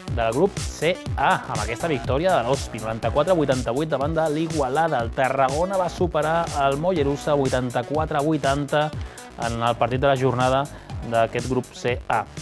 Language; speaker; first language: Catalan; native; Catalan